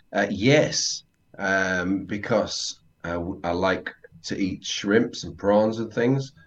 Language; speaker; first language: English; native; English